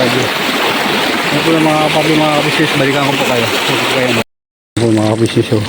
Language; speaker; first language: Filipino; native; Filipino